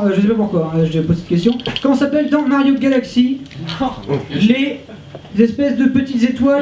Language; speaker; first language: French; native; French